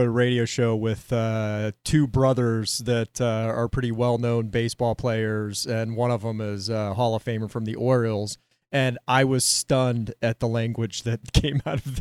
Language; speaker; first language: English; native; English